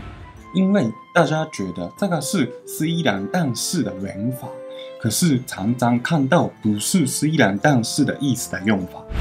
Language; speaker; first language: Chinese; non-native, fluent; Japanese